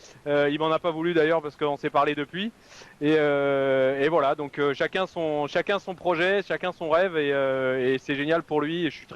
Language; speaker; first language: French; native; French